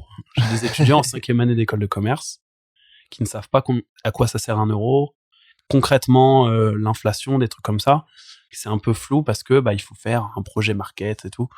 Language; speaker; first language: French; native; French